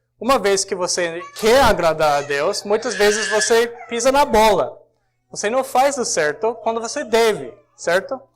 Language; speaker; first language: Portuguese; non-native, fluent; English